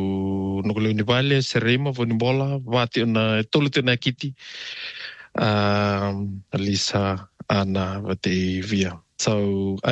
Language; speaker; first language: English; non-native, fluent; Fijian